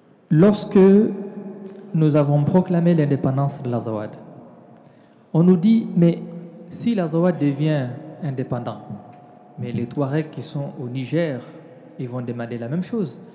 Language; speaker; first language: French; non-native, local second language; Tamasheq